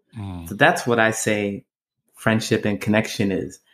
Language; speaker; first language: English; native; English